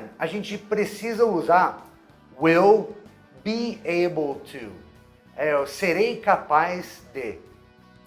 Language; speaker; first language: Portuguese; non-native, fluent; English